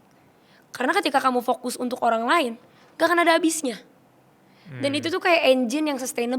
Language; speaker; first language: Indonesian; native; Indonesian